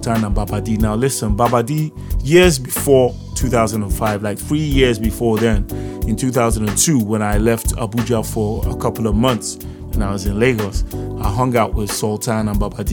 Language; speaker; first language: English; non-native, local second language; Yoruba